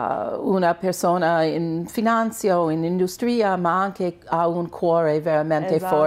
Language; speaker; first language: Italian; non-native, fluent; English